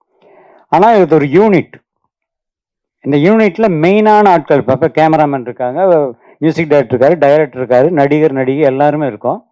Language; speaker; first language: Tamil; native; Tamil